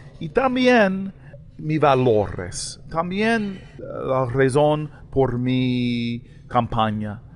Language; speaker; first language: Spanish; non-native, learner; English